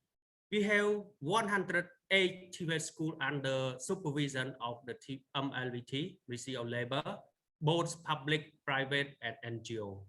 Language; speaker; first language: English; non-native, learner; Khmer